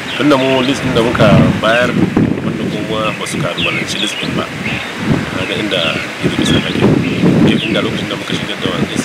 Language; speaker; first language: Hausa; native; Hausa